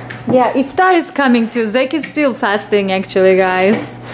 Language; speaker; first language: English; non-native, fluent; Turkish